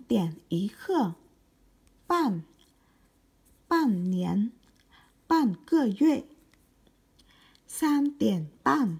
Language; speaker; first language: Chinese; non-native, learner; Vietnamese